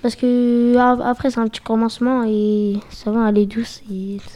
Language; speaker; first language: French; native; French